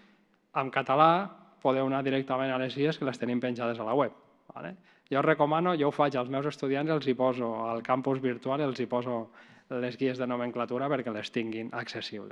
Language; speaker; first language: Catalan; native; Catalan